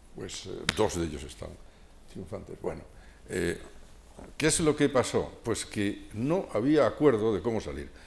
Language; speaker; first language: Spanish; native; Spanish